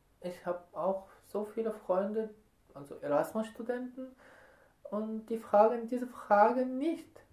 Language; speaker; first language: German; non-native, fluent; Arabic